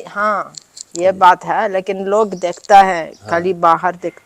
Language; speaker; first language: Hindi; non-native, learner; Italian